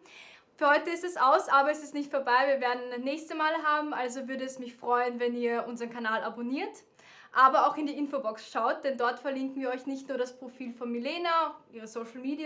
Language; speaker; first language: German; native; German